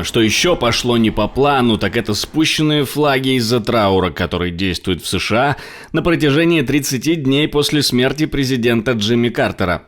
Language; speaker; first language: Russian; native; Russian